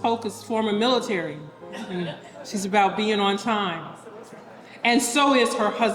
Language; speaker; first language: English; native; English